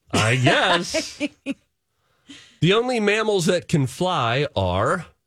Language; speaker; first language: English; native; English